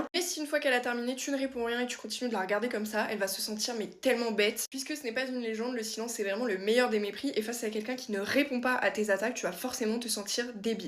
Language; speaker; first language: French; native; French